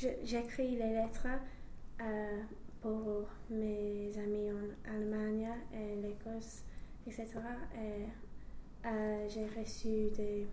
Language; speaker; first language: French; non-native, learner; English